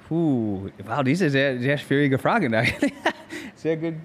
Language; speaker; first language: German; non-native, learner; English